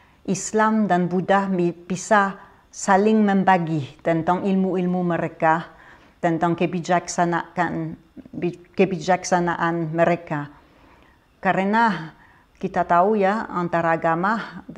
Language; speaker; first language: Indonesian; non-native, fluent; French